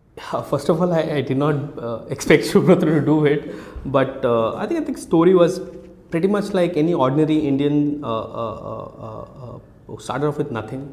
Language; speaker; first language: English; non-native, local second language; Odia